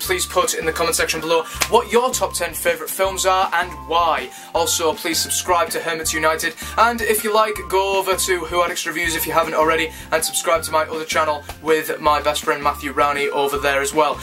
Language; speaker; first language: English; native; English